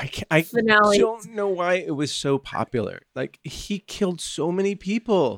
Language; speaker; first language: English; native; English